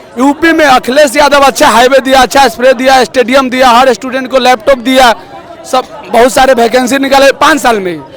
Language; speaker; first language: Hindi; native; Hindi